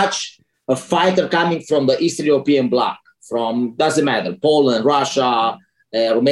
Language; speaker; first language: English; non-native, fluent; Romanian